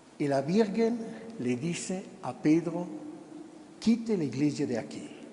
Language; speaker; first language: Spanish; non-native, fluent; Italian